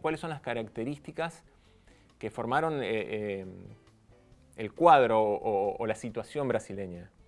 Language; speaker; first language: Spanish; native; Spanish